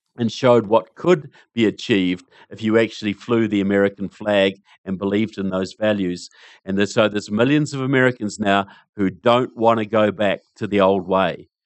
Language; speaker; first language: English; native; English